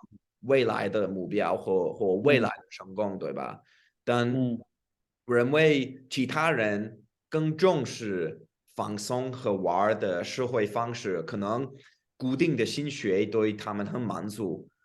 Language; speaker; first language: Chinese; non-native, fluent; English